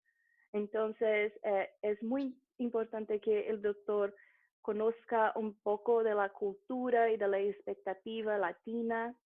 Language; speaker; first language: Spanish; non-native, fluent; Portuguese